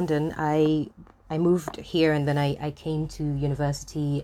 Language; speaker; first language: English; non-native, local second language; Akan